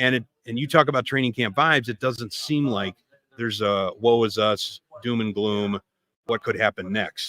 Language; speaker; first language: English; native; English